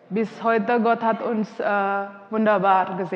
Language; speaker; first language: German; non-native, fluent; Indonesian